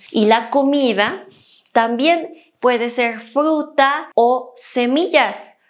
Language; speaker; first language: Spanish; native; Spanish